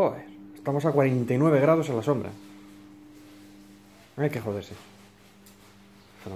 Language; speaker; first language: Spanish; native; Spanish